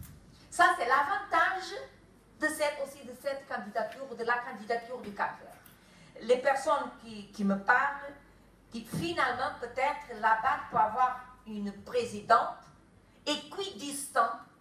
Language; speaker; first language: French; non-native, fluent; Kabuverdianu